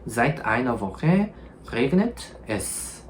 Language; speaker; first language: German; non-native, fluent; Korean